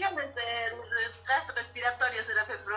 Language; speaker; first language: Spanish; native; Spanish